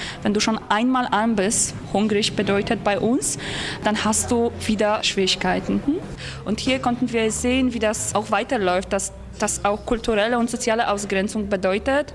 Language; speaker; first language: German; non-native, fluent; Polish